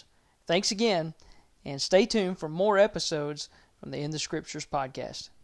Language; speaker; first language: English; native; English